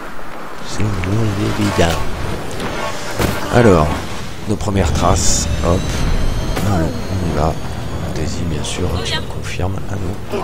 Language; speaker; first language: French; native; French